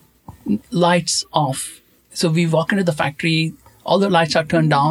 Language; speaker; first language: English; non-native, local second language; Konkani